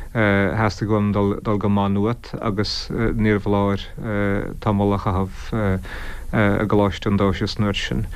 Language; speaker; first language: Irish; non-native, local second language; English